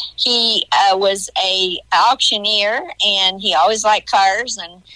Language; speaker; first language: English; native; English